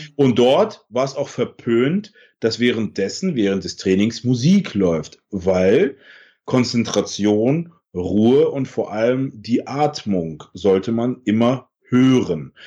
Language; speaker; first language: German; early bilingual, other home language; Russian